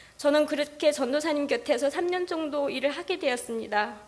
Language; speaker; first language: Korean; native; Korean